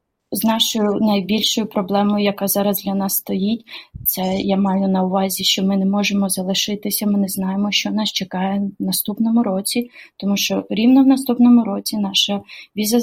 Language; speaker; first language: Ukrainian; native; Ukrainian